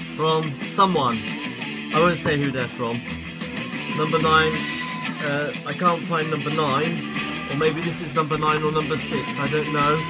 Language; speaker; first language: Polish; non-native, learner; English